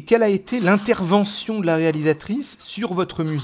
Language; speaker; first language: French; native; French